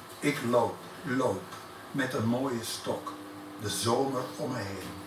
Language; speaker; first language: Dutch; native; Dutch